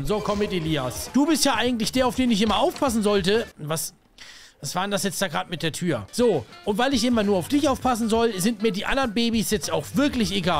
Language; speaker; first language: German; native; German